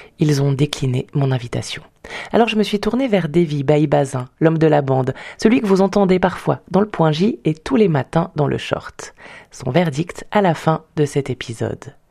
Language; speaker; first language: French; native; French